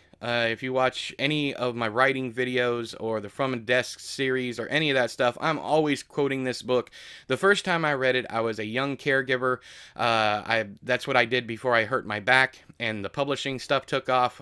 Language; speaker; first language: English; native; English